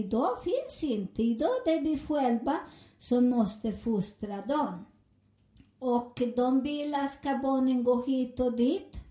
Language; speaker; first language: Swedish; non-native, fluent; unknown